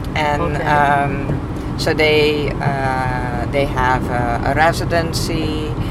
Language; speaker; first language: English; non-native, fluent; Dutch